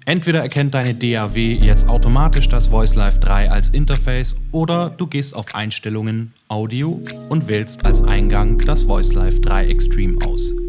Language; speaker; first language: German; native; German